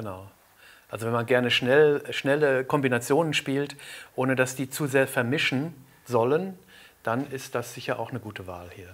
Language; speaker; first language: German; native; German